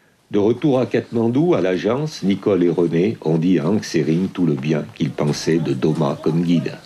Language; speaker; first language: French; native; French